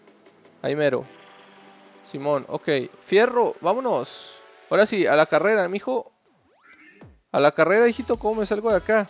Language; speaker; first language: Spanish; native; Spanish